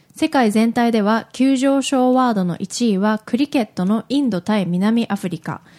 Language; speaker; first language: Japanese; native; Japanese